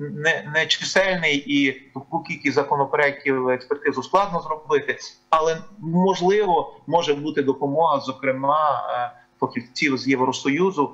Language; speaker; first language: Ukrainian; native; Ukrainian